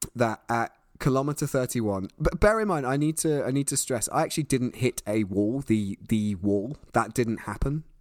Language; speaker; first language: English; native; English